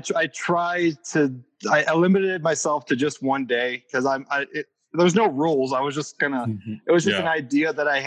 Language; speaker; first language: English; native; English